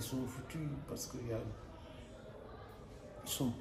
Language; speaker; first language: French; non-native, local second language; Wolof